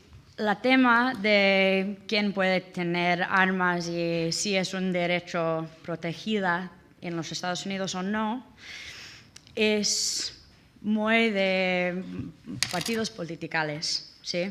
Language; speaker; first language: Spanish; non-native, learner; English